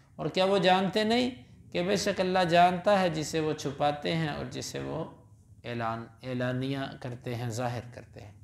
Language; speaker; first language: Urdu; non-native, local second language; Punjabi